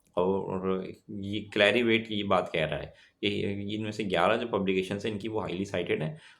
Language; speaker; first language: Urdu; native; Urdu